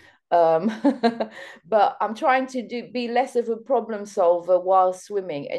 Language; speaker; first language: English; early bilingual, other home language; Seselwa Creole French